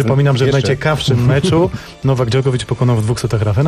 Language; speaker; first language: Polish; native; Polish